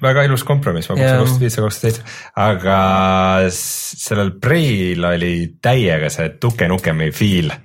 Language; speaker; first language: Estonian; native; Estonian